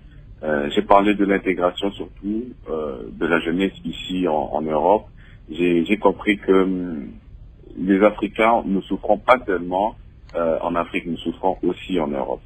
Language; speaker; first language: French; non-native, local second language; Lingala